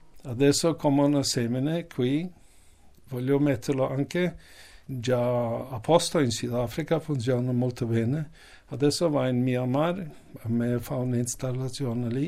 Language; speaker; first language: Italian; non-native, learner; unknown